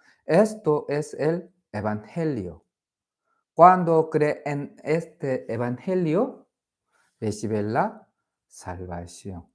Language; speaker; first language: Spanish; non-native, fluent; Korean